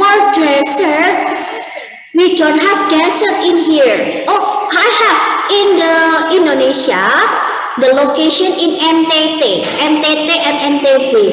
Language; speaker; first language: English; non-native, learner; Indonesian